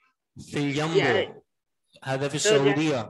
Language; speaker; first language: Arabic; non-native, fluent; Urdu